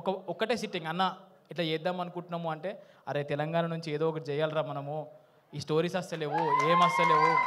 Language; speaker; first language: Telugu; native; Telugu